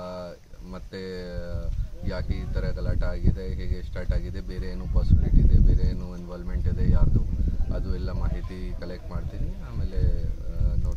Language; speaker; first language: Kannada; non-native, learner; Hindi